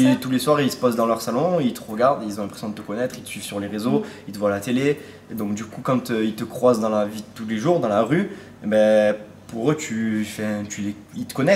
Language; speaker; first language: French; native; French